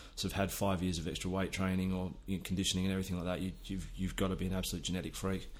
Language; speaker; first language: English; native; English